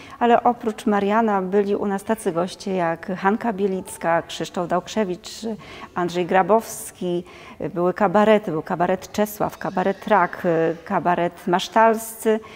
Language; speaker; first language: Polish; native; Polish